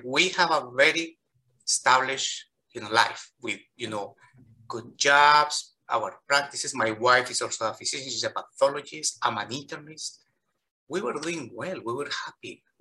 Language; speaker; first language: English; non-native, fluent; Spanish